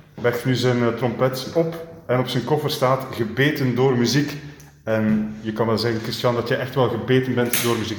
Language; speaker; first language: Dutch; native; Dutch